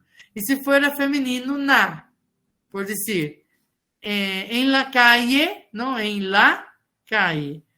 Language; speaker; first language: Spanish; non-native, fluent; Portuguese